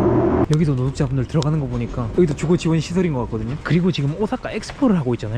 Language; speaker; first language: Korean; native; Korean